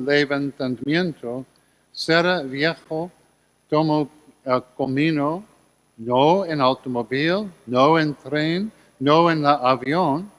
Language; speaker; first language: Spanish; non-native, learner; English